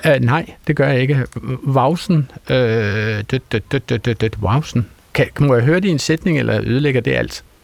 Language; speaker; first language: Danish; native; Danish